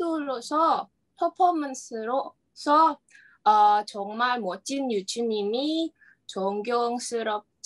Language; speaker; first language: Korean; non-native, learner; Indonesian